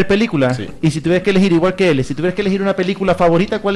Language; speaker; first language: Spanish; native; Spanish